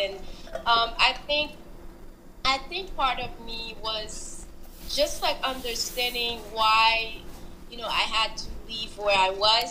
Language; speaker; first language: English; non-native, fluent; Haitian Creole